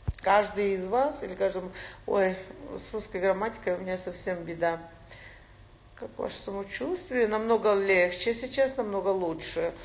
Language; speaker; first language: Russian; non-native, local second language; Georgian